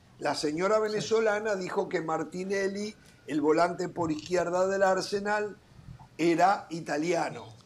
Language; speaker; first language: Spanish; native; Spanish